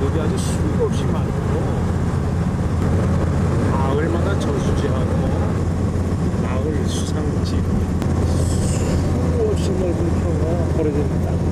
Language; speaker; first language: Korean; native; Korean